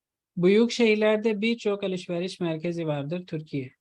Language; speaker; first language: Turkish; non-native, fluent; Urdu